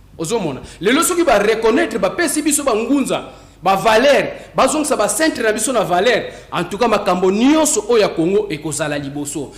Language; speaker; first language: Lingala; non-native, local second language; Kongo